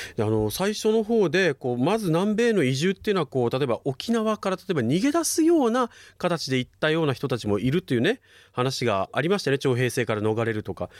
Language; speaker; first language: Japanese; native; Japanese